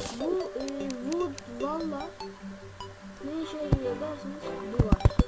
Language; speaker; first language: Turkish; native; Turkish